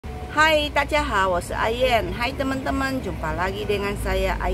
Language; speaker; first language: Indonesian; native; Indonesian